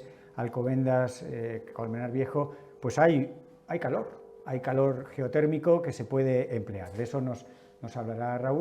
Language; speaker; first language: Spanish; native; Spanish